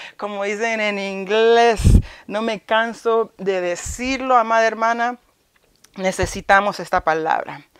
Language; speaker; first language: Spanish; early bilingual, heritage; Spanish